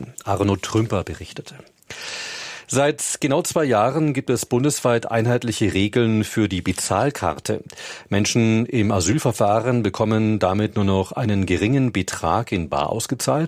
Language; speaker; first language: German; native; German